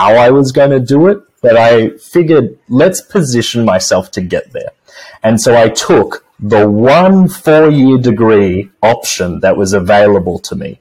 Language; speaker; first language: English; native; English